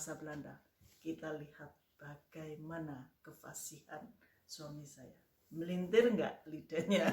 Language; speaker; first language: Indonesian; native; Indonesian